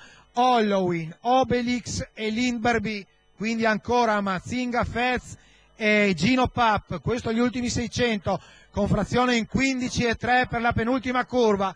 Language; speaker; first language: Italian; native; Italian